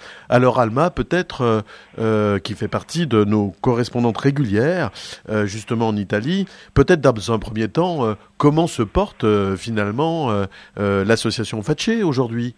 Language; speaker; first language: French; native; French